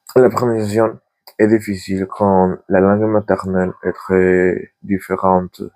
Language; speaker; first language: French; non-native, learner; Spanish